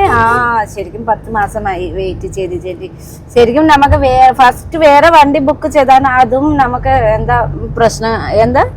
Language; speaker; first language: Malayalam; non-native, learner; Nepali